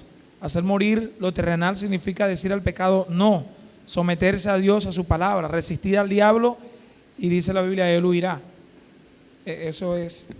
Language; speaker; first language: Spanish; native; Spanish